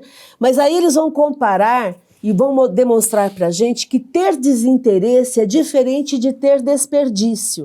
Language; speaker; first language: Portuguese; native; Portuguese